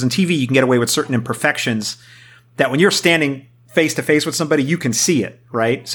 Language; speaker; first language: English; native; English